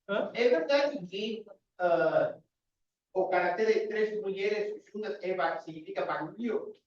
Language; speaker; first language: Portuguese; native; Portuguese